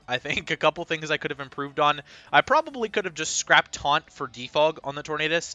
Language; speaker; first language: English; native; English